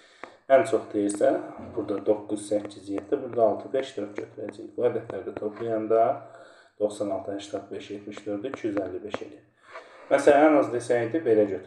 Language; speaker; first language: Azerbaijani; native; Azerbaijani